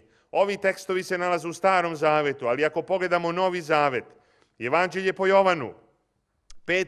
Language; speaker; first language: Croatian; native; Croatian